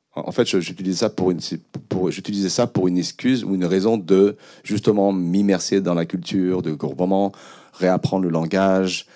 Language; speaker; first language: French; early bilingual, other home language; Khmer